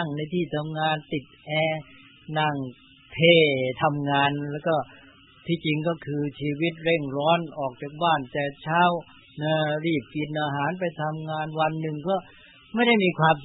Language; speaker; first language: Thai; native; Thai